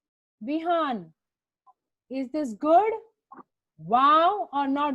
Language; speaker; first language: English; non-native, local second language; Hindi